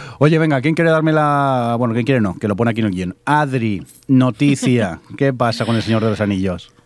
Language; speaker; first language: Spanish; native; Spanish